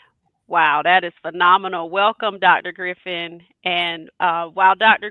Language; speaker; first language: English; native; English